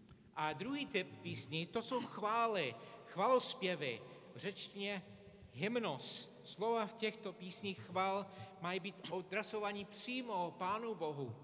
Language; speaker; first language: Czech; non-native, fluent; English